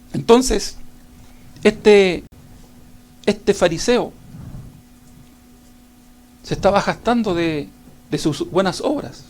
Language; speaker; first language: Spanish; native; Spanish